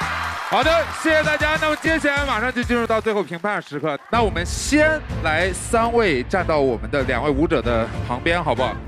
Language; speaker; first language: Chinese; native; Chinese